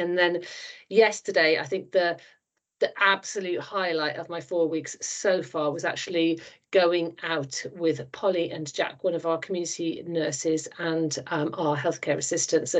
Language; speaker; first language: English; native; English